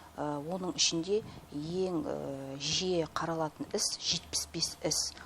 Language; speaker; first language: Kazakh; native; Kazakh